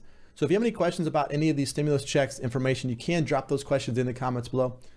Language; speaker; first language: English; native; English